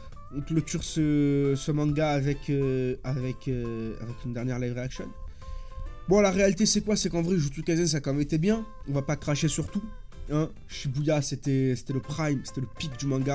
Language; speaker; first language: French; native; French